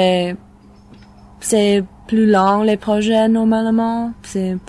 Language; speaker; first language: French; non-native, learner; English